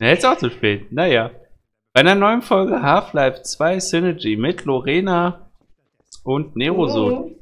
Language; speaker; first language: German; native; German